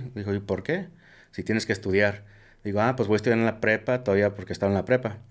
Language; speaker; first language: Spanish; early bilingual, heritage; Spanish